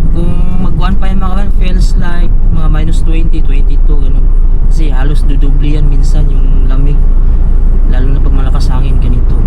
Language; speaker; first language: Filipino; non-native, local second language; Cebuano